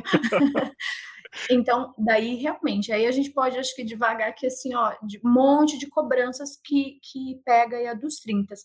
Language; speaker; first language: Portuguese; native; Portuguese